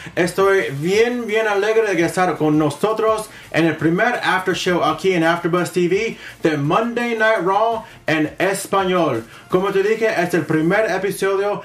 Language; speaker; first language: Spanish; early bilingual, heritage; Spanish